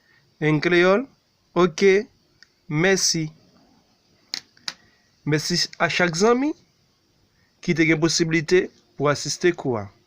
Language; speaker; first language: French; non-native, learner; Haitian Creole